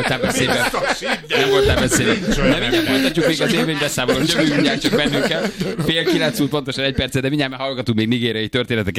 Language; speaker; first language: Hungarian; native; Hungarian